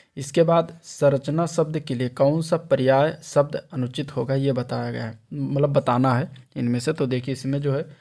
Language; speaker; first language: Hindi; native; Hindi